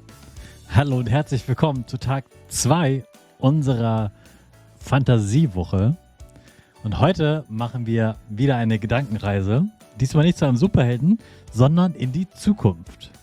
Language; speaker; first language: German; native; German